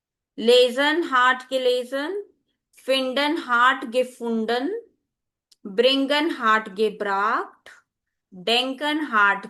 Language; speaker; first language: German; non-native, learner; Hindi